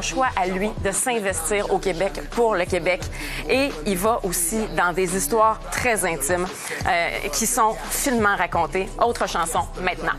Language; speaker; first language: French; native; French